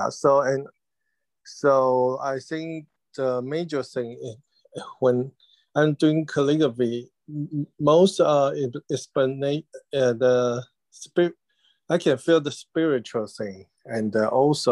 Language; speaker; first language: English; non-native, learner; Chinese